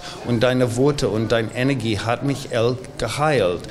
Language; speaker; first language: German; non-native, learner; English